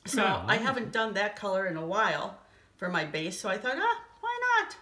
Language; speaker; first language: English; native; English